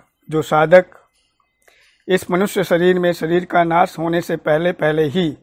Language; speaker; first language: Hindi; native; Hindi